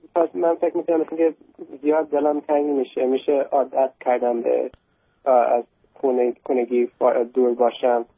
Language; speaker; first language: Persian; early bilingual, heritage; Persian